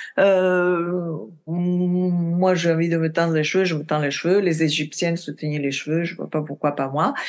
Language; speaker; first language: French; non-native, fluent; Italian